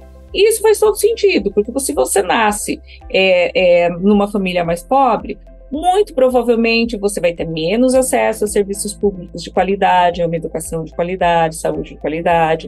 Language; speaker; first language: Portuguese; native; Portuguese